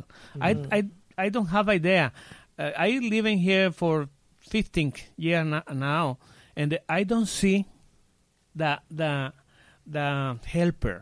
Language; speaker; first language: English; non-native, learner; Spanish